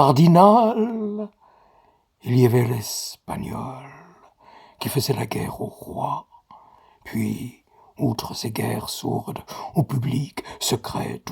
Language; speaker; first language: French; native; French